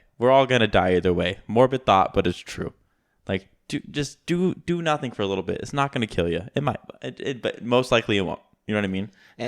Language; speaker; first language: English; native; English